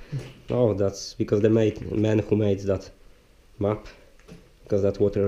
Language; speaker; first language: English; non-native, learner; Polish